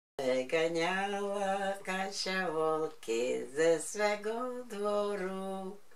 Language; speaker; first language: Polish; non-native, local second language; Ukrainian